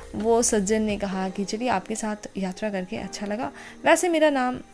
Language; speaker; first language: Hindi; native; Hindi